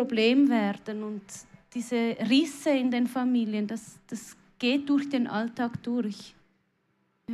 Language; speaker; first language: German; native; German